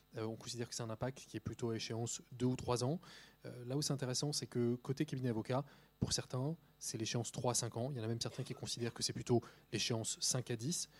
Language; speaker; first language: French; native; French